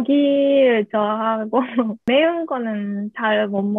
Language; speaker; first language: Korean; non-native, learner; Japanese